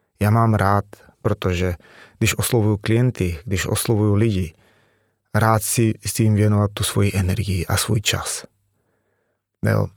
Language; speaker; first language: Czech; non-native, fluent; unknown